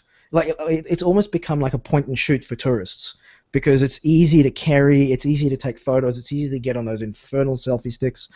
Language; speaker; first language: English; native; English